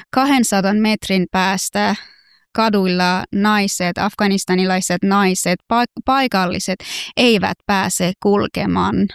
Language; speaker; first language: Finnish; non-native, fluent; Persian